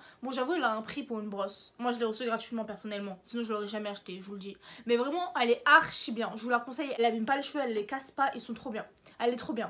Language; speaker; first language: French; native; French